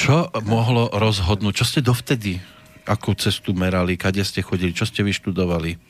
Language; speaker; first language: Slovak; native; Slovak